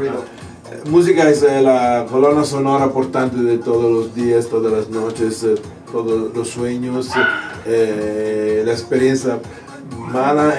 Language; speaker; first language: Spanish; non-native, learner; Italian